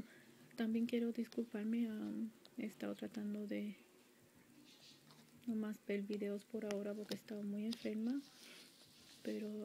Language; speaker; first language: Spanish; early bilingual, heritage; Spanish